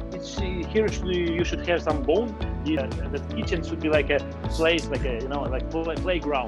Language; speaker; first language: English; non-native, fluent; Ukrainian